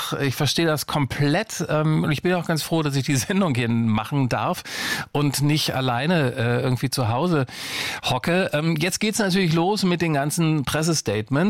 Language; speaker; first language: German; native; German